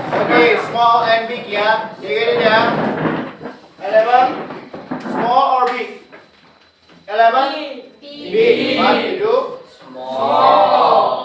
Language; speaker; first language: English; non-native, fluent; Indonesian